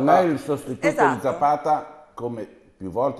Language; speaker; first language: Italian; native; Italian